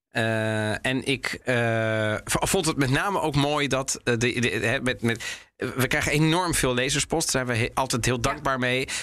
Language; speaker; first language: Dutch; early bilingual, other home language; Italian